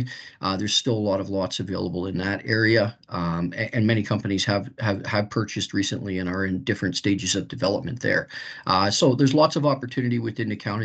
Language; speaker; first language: English; native; English